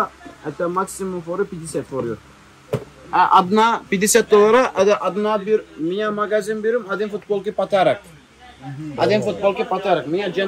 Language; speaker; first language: Russian; non-native, learner; Turkish